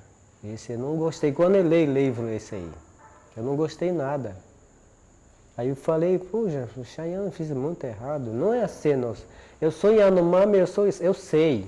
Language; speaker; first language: Portuguese; non-native, local second language; Yanomámi